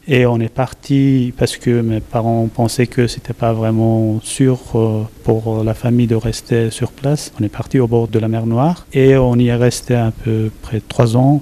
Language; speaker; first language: French; non-native, fluent; Turkish